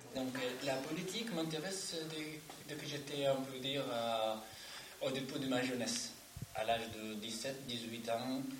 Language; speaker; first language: French; non-native, fluent; Arabic